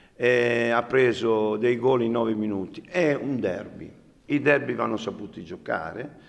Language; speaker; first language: Italian; native; Italian